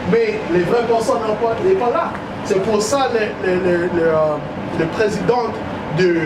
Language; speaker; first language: French; non-native, learner; English